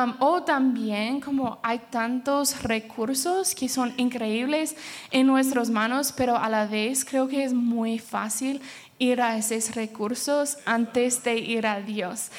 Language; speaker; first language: Spanish; early bilingual, heritage; Spanish